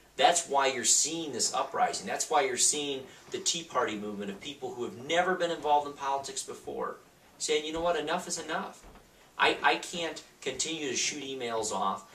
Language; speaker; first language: English; native; English